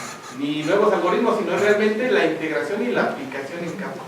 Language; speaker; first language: Spanish; native; Spanish